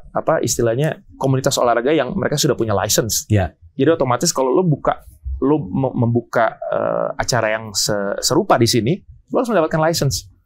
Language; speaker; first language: Indonesian; native; Indonesian